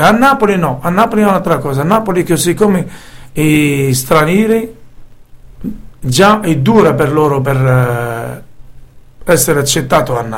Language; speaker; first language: Italian; non-native, learner; Arabic